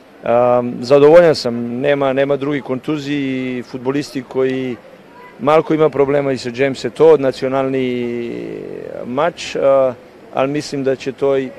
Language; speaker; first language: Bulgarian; non-native, learner; Serbian